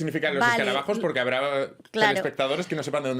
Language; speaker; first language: Spanish; native; Spanish